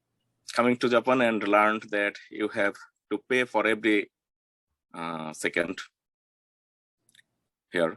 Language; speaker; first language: English; non-native, learner; Bangla